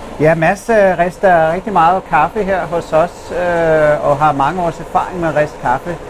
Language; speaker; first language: Danish; non-native, fluent; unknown